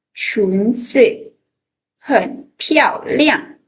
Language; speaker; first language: Chinese; non-native, fluent; Lao